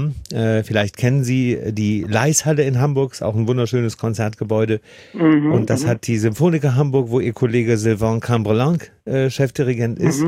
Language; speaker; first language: German; native; German